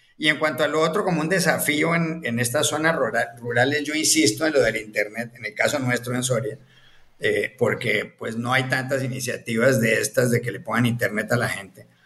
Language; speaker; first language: Spanish; native; Spanish